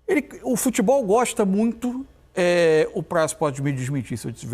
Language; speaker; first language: Portuguese; native; Portuguese